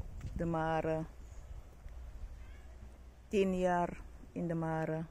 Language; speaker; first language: Dutch; non-native, learner; Indonesian